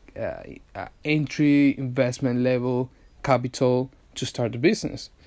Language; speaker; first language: English; non-native, fluent; Spanish